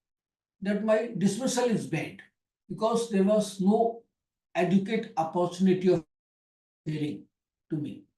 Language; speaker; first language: English; non-native, local second language; Hindi